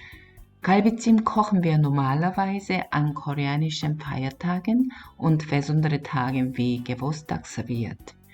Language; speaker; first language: German; non-native, learner; Korean